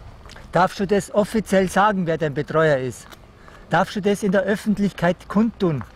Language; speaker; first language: German; native; German